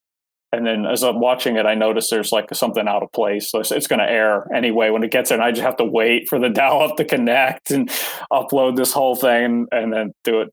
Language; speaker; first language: English; native; English